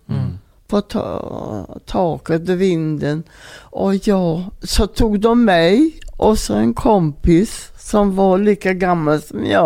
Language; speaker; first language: Swedish; non-native, fluent; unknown